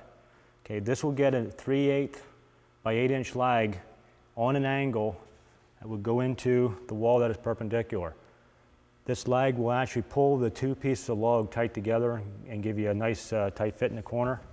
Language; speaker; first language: English; native; English